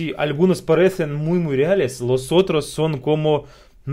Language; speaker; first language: Spanish; non-native, learner; Russian